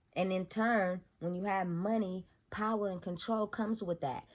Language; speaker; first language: English; native; English